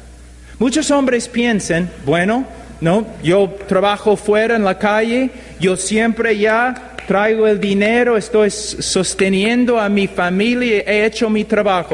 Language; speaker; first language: Spanish; non-native, fluent; English